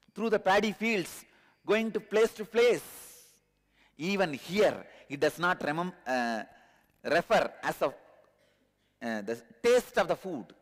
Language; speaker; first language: English; non-native, local second language; Tamil